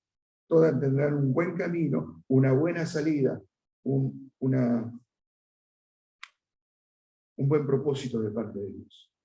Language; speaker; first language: Spanish; native; Spanish